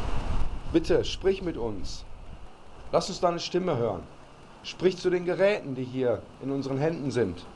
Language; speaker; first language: German; native; German